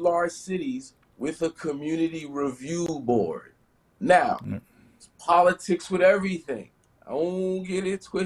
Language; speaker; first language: English; native; English